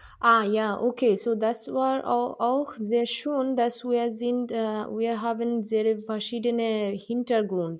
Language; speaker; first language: German; non-native, learner; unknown